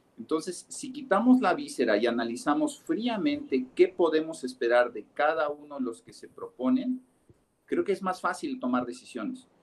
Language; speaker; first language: Spanish; native; Spanish